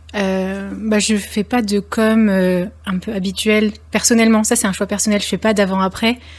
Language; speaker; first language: French; native; French